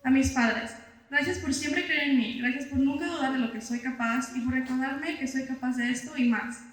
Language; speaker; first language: Spanish; early bilingual, heritage; Spanish